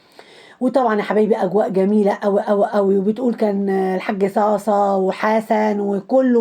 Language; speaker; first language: Arabic; native; Arabic